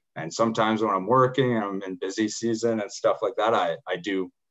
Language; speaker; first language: English; native; English